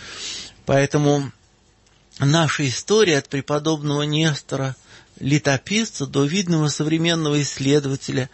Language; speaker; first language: Russian; native; Russian